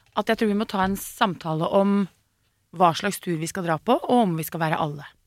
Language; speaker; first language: Norwegian; native; Norwegian